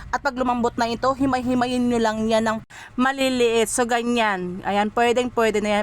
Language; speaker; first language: Filipino; non-native, local second language; Cebuano